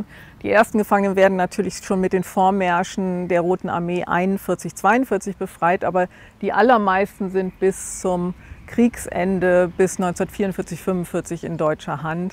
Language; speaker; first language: German; native; German